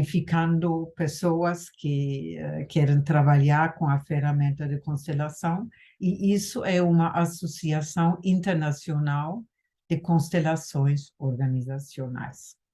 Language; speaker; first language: Portuguese; non-native, fluent; German